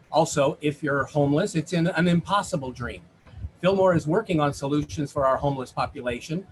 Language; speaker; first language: English; native; English